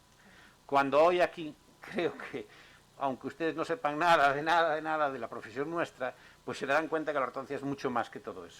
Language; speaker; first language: Spanish; native; Spanish